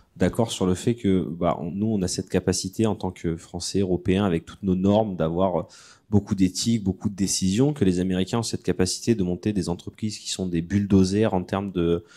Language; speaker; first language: French; native; French